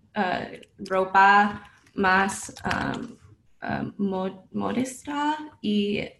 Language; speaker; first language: Spanish; non-native, learner; English